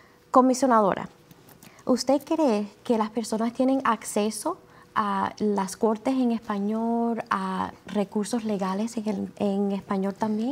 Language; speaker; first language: Spanish; early bilingual, heritage; Spanish